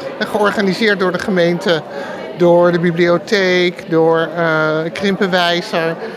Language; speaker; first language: Dutch; native; Dutch